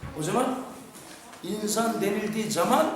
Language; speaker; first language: Turkish; non-native, fluent; Korean